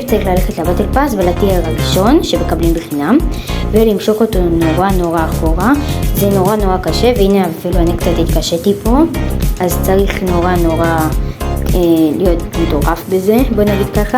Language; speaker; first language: Hebrew; native; Hebrew